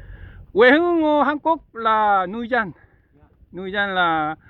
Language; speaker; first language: Vietnamese; non-native, learner; Korean